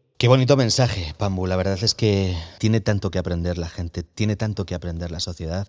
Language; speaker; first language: Spanish; native; Spanish